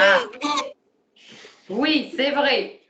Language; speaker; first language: French; native; French